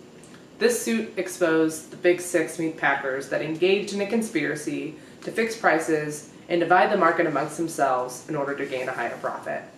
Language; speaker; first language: English; native; English